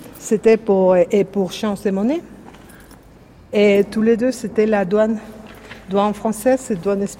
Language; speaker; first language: French; non-native, fluent; Spanish